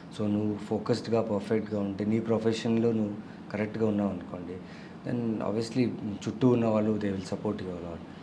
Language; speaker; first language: Telugu; non-native, local second language; Tamil